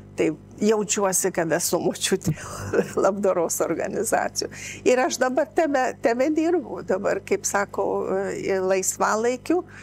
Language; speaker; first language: Lithuanian; early bilingual, heritage; Lithuanian